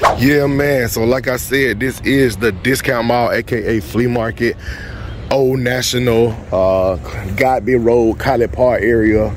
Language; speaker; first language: English; native; English